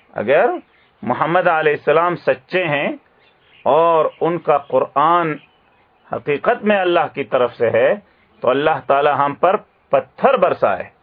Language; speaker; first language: Urdu; native; Urdu